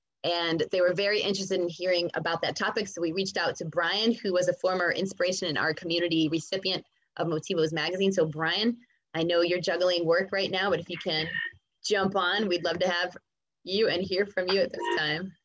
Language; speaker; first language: English; native; English